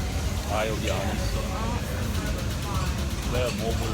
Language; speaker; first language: Korean; non-native, learner; Norwegian